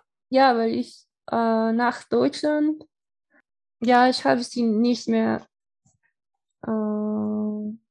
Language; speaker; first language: German; non-native, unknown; Spanish